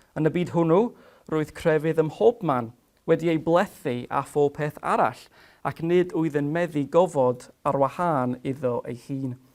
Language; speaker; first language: Welsh; non-native, fluent; English